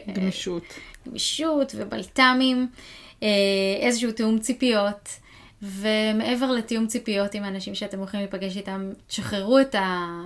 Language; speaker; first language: Hebrew; native; Hebrew